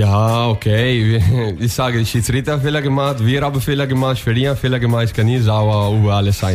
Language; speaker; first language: German; non-native, learner; Italian